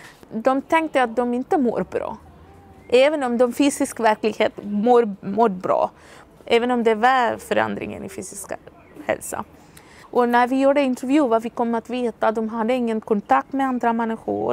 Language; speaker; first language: Swedish; non-native, fluent; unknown